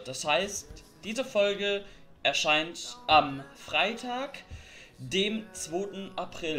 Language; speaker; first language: German; native; German